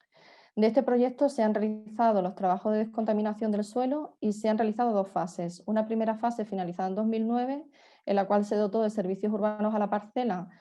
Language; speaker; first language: Spanish; native; Spanish